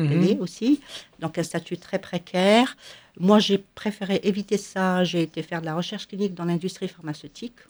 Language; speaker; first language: French; non-native, local second language; Arabic